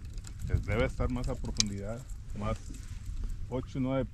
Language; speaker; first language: Spanish; native; Spanish